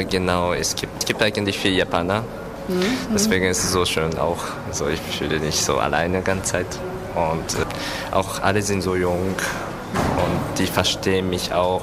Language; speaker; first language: German; non-native, learner; Japanese